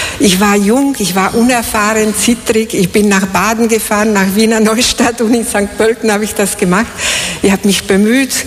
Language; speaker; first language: German; non-native, fluent; Czech